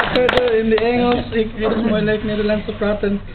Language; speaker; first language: Dutch; non-native, learner; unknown